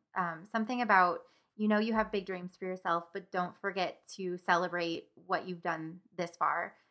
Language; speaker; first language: English; native; English